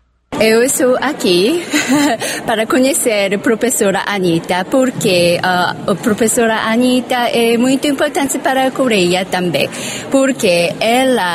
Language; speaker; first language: Portuguese; non-native, learner; Korean